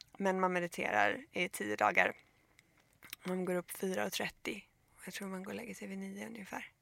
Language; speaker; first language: Swedish; native; Swedish